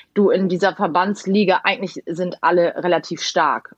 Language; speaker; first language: German; native; German